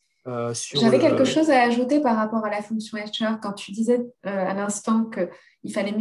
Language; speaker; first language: French; native; French